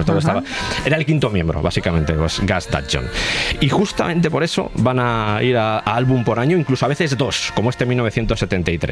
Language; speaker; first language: Spanish; native; Spanish